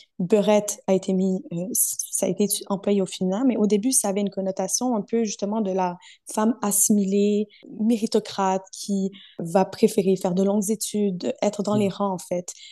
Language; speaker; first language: French; early bilingual, other home language; Arabic